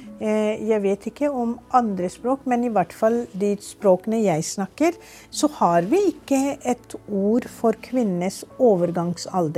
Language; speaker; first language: Norwegian; non-native, fluent; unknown